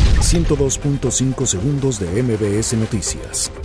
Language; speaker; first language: Spanish; native; Spanish